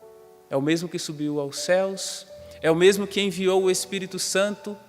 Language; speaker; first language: Portuguese; native; Portuguese